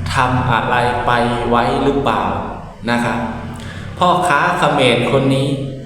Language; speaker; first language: Thai; native; Thai